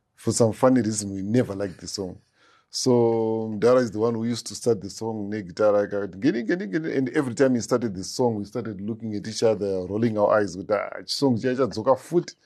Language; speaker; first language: English; non-native, local second language; Shona